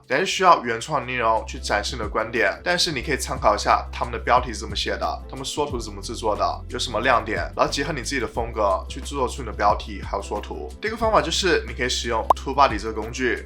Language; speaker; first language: Chinese; native; Chinese